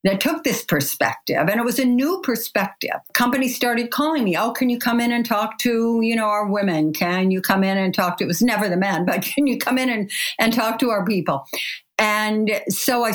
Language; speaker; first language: English; native; English